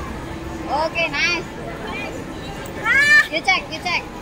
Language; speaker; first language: English; non-native, learner; Indonesian